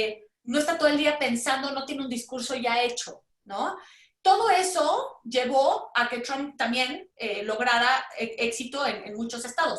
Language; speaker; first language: Spanish; native; Spanish